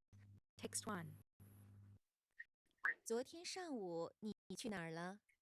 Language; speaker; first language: Chinese; non-native, learner; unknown